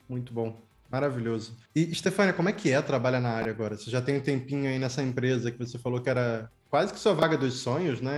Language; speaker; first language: Portuguese; native; Portuguese